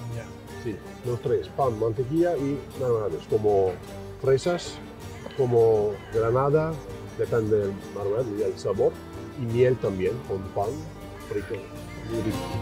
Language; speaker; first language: Spanish; non-native, fluent; Turkish